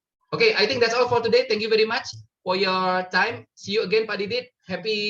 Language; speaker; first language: English; non-native, learner; Indonesian